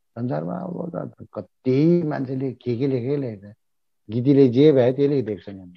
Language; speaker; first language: Nepali; native; Nepali